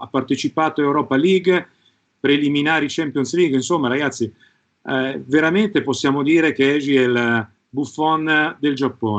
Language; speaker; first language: Italian; native; Italian